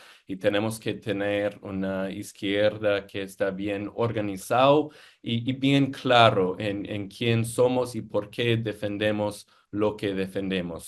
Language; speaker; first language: Spanish; non-native, fluent; English